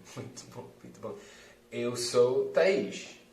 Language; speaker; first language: Portuguese; non-native, fluent; English